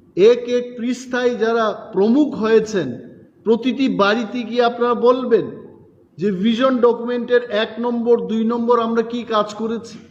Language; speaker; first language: Bangla; non-native, local second language; Kok Borok